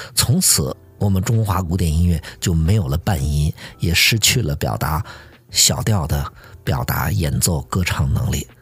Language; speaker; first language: Chinese; native; Chinese